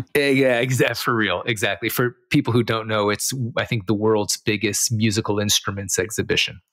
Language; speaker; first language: English; native; English